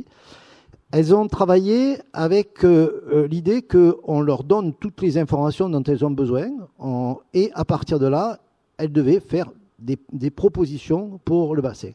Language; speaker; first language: French; native; French